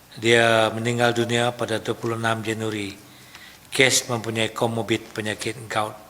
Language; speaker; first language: Malay; non-native, local second language; Iban